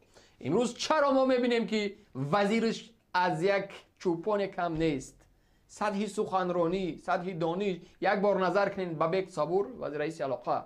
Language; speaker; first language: Persian; native; Persian